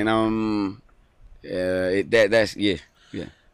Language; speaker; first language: English; non-native, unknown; Portuguese